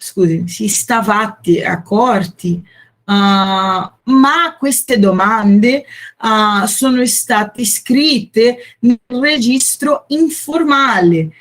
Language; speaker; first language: Italian; non-native, fluent; Portuguese